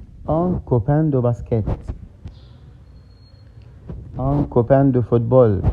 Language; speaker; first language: French; non-native, fluent; Arabic